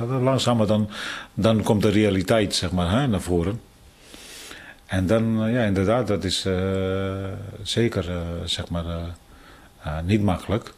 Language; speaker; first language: Dutch; non-native, fluent; Tibetan